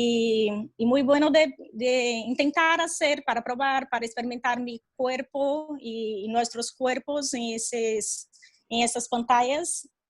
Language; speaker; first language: Spanish; non-native, fluent; Portuguese